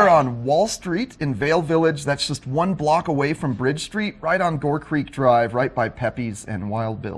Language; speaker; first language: English; native; English